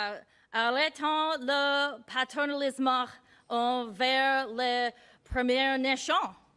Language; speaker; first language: French; non-native, learner; English